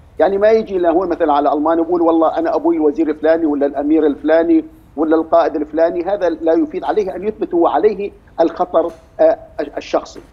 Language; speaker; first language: Arabic; native; Arabic